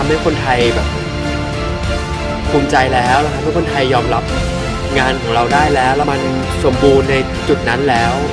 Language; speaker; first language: Thai; non-native, local second language; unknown